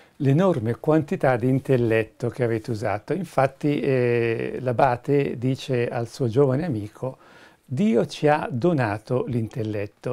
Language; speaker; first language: Italian; native; Italian